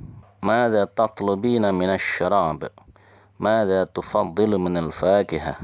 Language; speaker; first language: Arabic; non-native, fluent; Indonesian